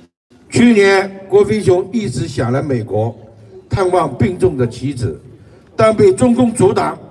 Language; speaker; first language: Chinese; native; Chinese